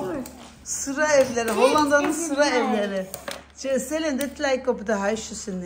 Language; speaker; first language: Turkish; early bilingual, heritage; Turkish